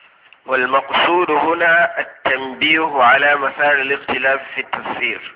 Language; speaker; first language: Arabic; non-native, fluent; Hausa